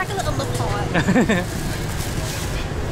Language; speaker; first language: English; native; English